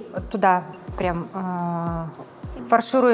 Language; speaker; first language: Russian; native; Russian